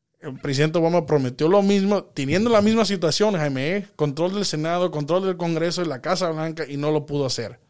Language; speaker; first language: Spanish; early bilingual, heritage; Spanish